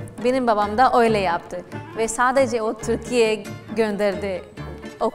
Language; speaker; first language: Turkish; non-native, fluent; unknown